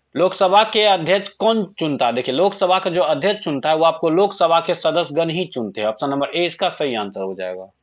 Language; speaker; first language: Hindi; native; Hindi